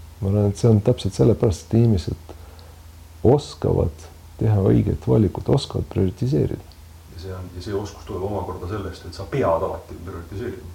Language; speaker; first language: Estonian; non-native, local second language; Russian